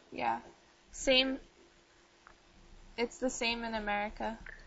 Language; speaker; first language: English; native; English